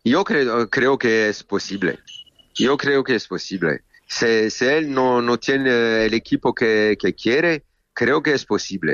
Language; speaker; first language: Spanish; non-native, learner; French